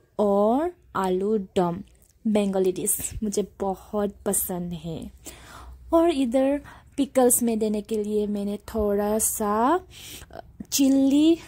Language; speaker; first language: Hindi; non-native, local second language; Assamese